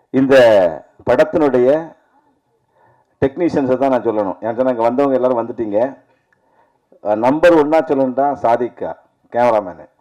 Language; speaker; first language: Tamil; native; Tamil